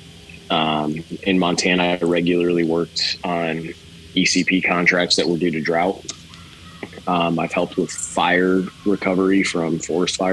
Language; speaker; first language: English; native; English